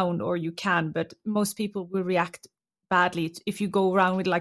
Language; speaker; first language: English; non-native, fluent; Norwegian